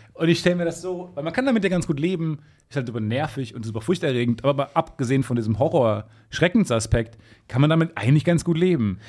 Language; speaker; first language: German; native; German